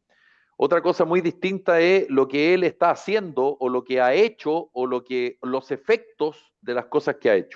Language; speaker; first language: Spanish; native; Spanish